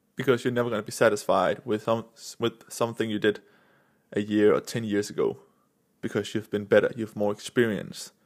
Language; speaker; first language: English; non-native, fluent; Danish